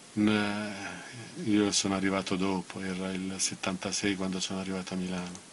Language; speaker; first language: Italian; non-native, local second language; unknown